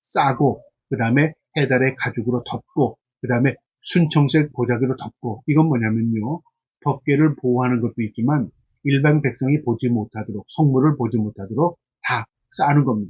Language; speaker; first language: Korean; native; Korean